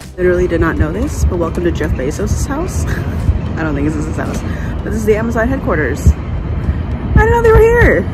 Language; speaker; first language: English; native; English